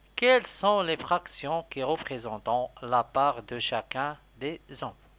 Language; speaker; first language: French; non-native, local second language; Arabic